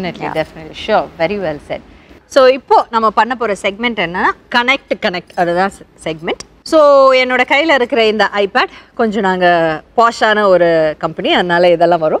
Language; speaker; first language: Tamil; native; Tamil